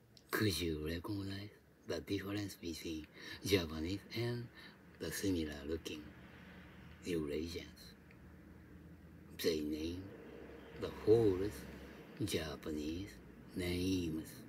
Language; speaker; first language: English; non-native, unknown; Japanese